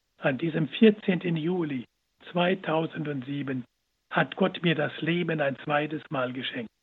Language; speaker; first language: German; native; German